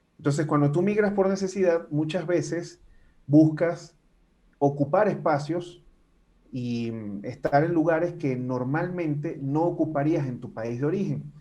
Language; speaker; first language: Spanish; native; Spanish